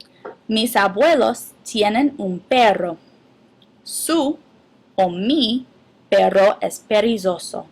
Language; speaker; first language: Spanish; non-native, fluent; English